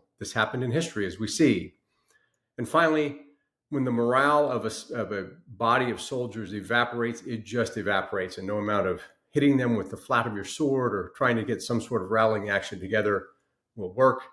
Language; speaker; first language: English; native; English